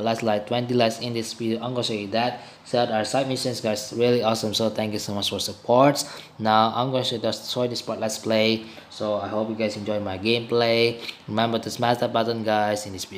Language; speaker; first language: English; non-native, learner; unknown